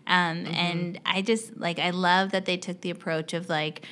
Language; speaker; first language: English; native; English